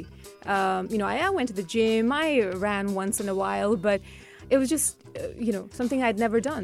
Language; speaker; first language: English; non-native, fluent; Urdu